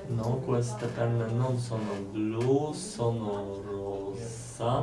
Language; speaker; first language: Italian; non-native, learner; Polish